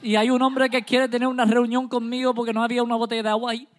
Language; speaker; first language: Spanish; native; Spanish